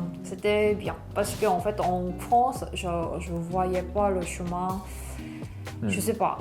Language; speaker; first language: French; non-native, learner; Korean